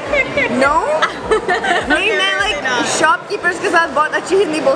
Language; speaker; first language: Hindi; early bilingual, heritage; Hindi